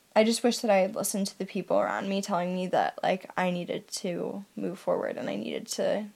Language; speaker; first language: English; native; English